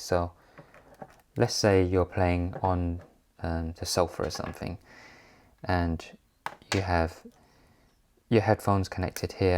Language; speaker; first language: English; native; English